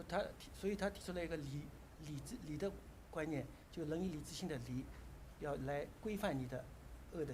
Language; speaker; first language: Chinese; native; Chinese